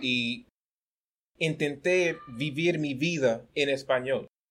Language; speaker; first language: Spanish; non-native, learner; English